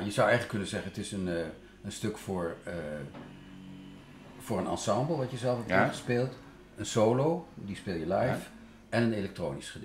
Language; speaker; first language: Dutch; native; Dutch